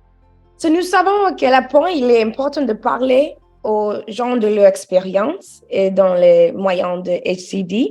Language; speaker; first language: French; non-native, learner; English